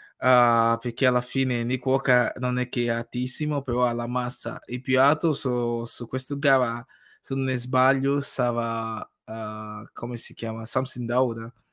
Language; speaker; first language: Italian; non-native, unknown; English